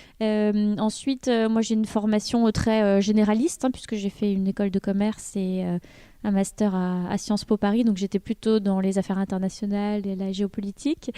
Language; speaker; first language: French; native; French